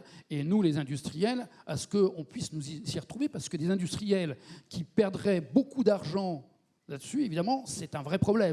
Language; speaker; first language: French; native; French